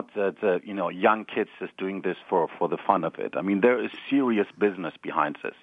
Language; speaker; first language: English; non-native, fluent; German